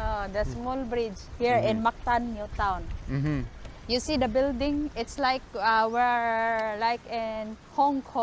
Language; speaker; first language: English; non-native, local second language; Cebuano